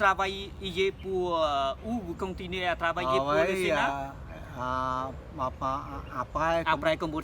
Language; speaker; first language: French; non-native, fluent; Khmer